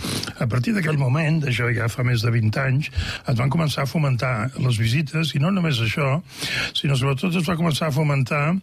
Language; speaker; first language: Catalan; native; Catalan